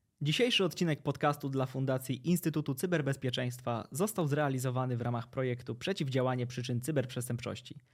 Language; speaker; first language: Polish; native; Polish